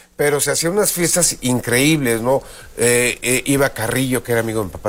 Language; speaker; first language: Spanish; native; Spanish